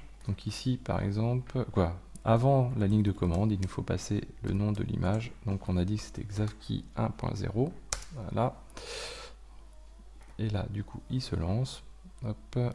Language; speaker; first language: French; native; French